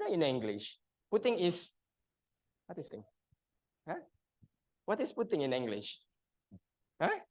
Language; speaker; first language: English; non-native, learner; Indonesian